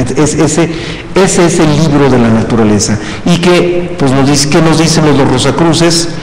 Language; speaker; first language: Spanish; native; Spanish